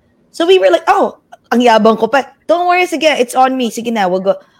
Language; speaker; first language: English; non-native, local second language; Filipino